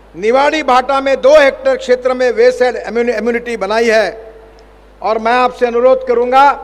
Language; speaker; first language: Hindi; non-native, local second language; Marathi